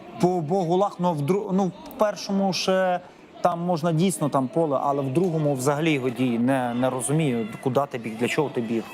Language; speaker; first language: Ukrainian; native; Ukrainian